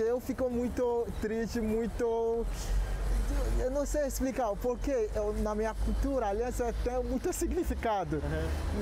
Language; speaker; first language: Portuguese; non-native, learner; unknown